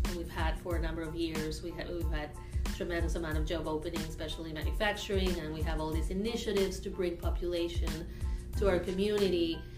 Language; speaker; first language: English; non-native, fluent; Spanish